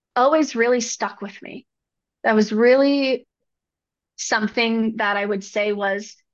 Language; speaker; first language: English; native; English